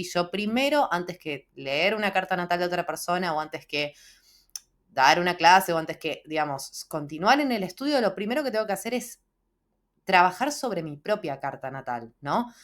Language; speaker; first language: Spanish; native; Spanish